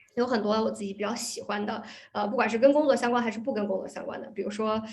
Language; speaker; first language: Chinese; early bilingual, heritage; Chinese